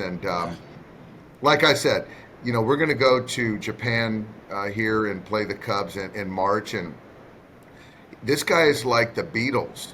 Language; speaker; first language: English; native; English